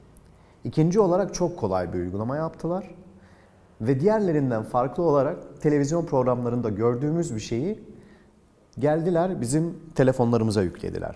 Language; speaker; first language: Turkish; native; Turkish